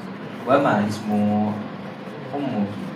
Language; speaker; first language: Arabic; non-native, learner; Malay